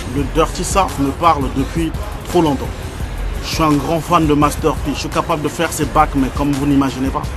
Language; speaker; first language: French; early bilingual, other home language; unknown